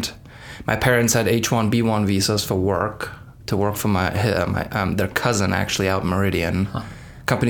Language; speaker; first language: English; non-native, fluent; Persian